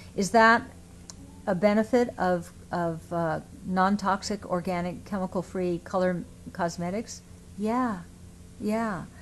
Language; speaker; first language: English; native; English